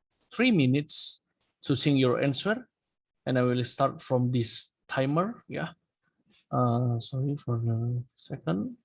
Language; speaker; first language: English; non-native, fluent; Indonesian